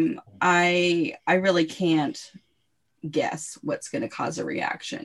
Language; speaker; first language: English; native; English